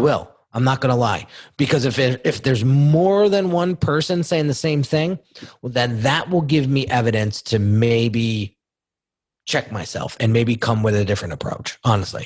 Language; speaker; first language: English; native; English